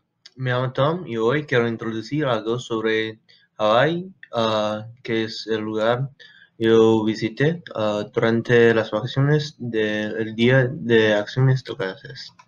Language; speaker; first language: Spanish; non-native, learner; English